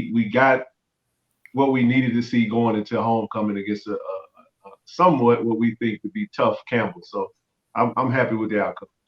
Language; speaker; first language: English; native; English